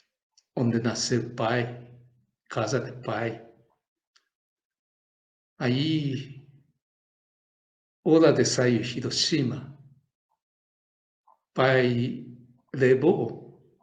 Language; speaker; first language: Portuguese; non-native, learner; Japanese